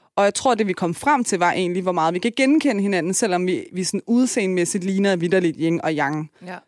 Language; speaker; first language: Danish; native; Danish